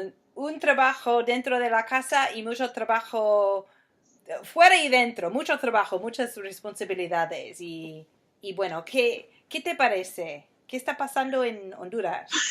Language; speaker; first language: Spanish; non-native, fluent; English